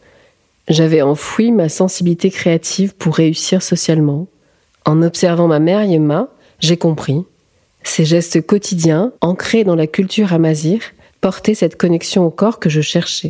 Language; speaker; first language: French; early bilingual, other home language; Central Atlas Tamazight